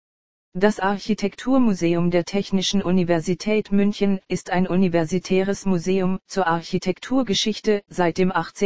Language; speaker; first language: German; native; German